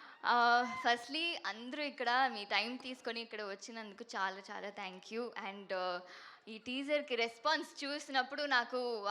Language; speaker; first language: Telugu; non-native, learner; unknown